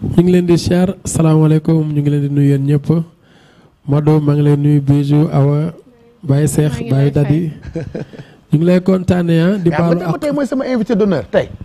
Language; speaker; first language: Wolof; non-native, local second language; Fula